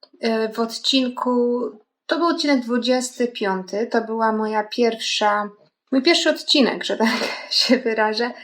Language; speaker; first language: Polish; native; Polish